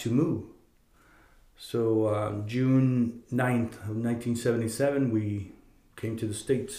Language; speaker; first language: English; non-native, fluent; Spanish